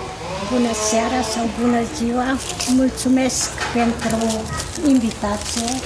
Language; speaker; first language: Romanian; non-native, local second language; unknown